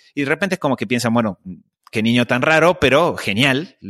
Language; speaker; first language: Spanish; native; Spanish